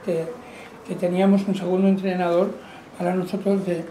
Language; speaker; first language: Spanish; non-native, local second language; Catalan